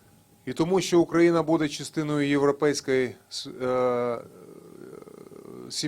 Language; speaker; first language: Ukrainian; non-native, local second language; Russian